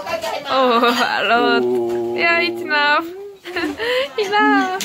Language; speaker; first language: English; non-native, learner; Japanese